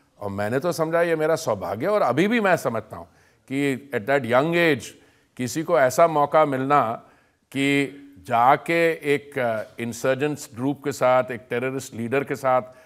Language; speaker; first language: Hindi; native; Hindi